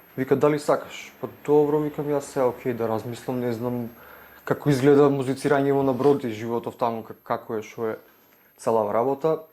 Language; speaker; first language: Macedonian; native; Macedonian